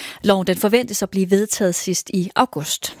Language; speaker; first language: Danish; native; Danish